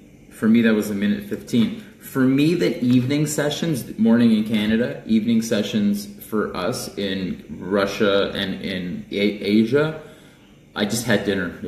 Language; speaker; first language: English; native; English